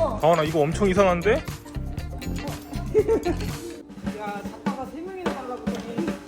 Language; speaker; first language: Korean; native; Korean